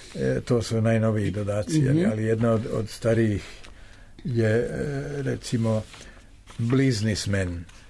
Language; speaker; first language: Serbian; native; Serbian